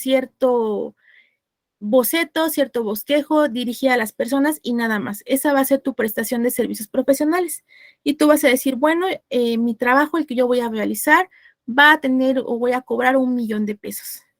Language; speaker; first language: Spanish; native; Spanish